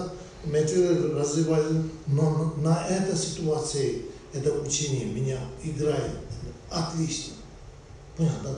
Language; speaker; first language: Russian; non-native, learner; Tibetan